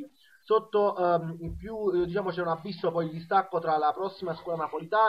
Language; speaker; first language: Italian; native; Italian